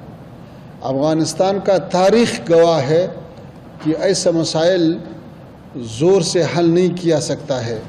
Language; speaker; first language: Hindi; non-native, fluent; Pashto